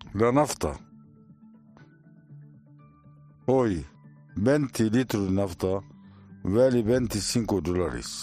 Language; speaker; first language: Spanish; non-native, learner; Arabic